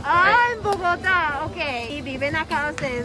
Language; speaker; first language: Spanish; non-native, fluent; English